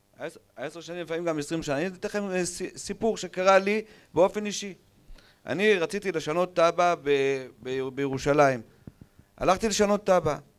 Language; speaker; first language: Hebrew; native; Hebrew